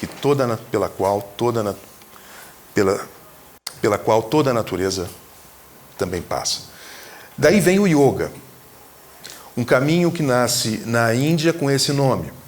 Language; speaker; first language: Portuguese; native; Portuguese